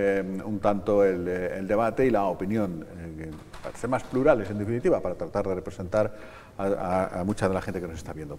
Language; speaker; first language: Spanish; native; Spanish